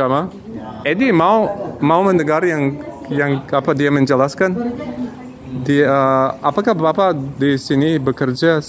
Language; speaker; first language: Indonesian; non-native, learner; English